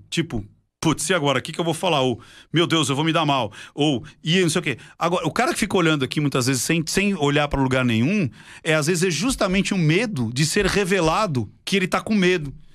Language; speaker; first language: Portuguese; native; Portuguese